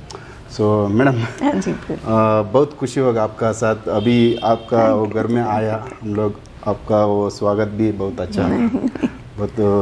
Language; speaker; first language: Hindi; non-native, local second language; Kannada